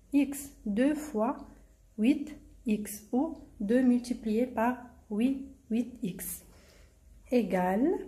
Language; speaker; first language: French; non-native, local second language; Arabic